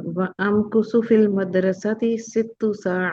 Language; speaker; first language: Arabic; non-native, learner; Urdu